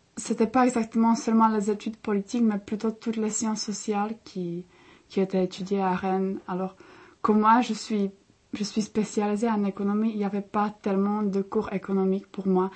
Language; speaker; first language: French; non-native, fluent; Czech